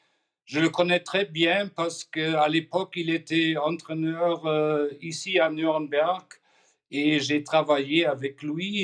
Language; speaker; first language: French; non-native, fluent; German